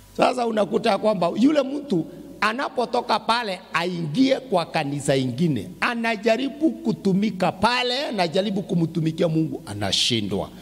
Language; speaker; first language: Swahili; non-native, local second language; Kikuyu